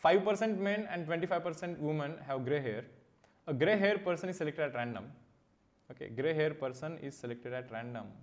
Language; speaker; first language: English; non-native, local second language; Marathi